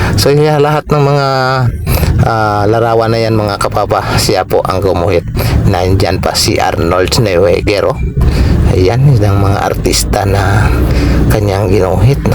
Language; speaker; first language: Filipino; non-native, local second language; Hiligaynon